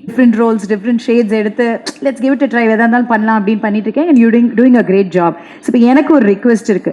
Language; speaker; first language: Tamil; native; Tamil